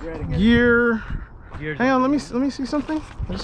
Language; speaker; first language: English; native; English